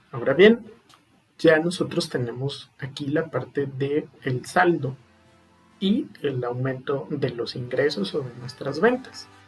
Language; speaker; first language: Spanish; native; Spanish